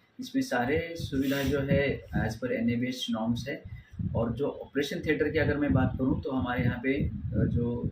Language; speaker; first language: Hindi; non-native, local second language; Marathi